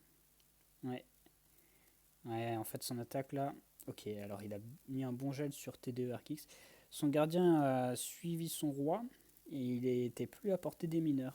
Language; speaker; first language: French; native; French